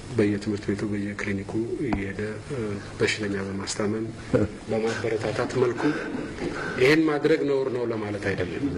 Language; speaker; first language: Amharic; non-native, local second language; Tigrinya